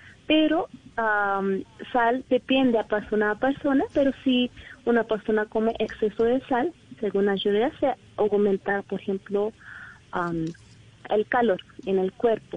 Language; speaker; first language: Spanish; non-native, learner; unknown